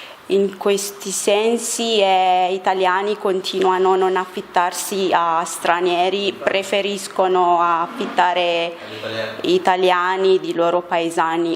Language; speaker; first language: Italian; non-native, learner; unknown